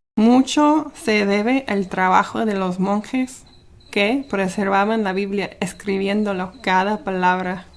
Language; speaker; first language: Spanish; early bilingual, heritage; Spanish